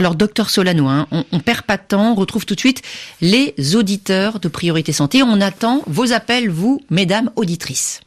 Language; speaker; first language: French; native; French